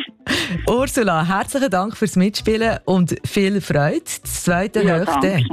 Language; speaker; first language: German; native; German